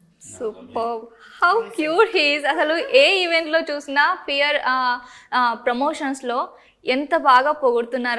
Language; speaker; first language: Telugu; native; Telugu